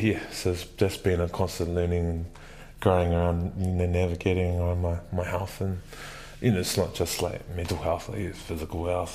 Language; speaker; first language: English; native; English